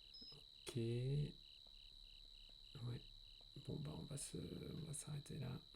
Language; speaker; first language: French; native; French